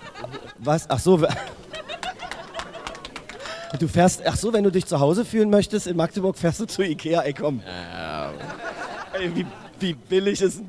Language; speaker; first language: German; native; German